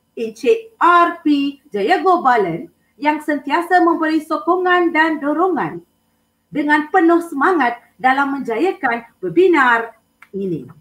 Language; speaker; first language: Malay; non-native, local second language; Tamil